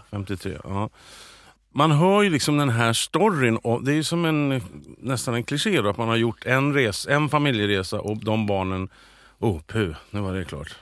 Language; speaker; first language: Swedish; native; Swedish